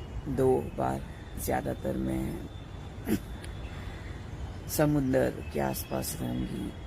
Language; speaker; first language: Hindi; native; Hindi